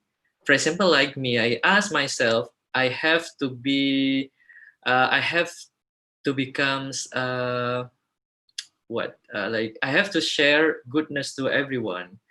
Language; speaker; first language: English; non-native, fluent; Indonesian